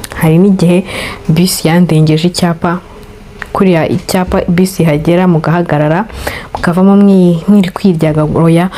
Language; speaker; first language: Kinyarwanda; native; Kinyarwanda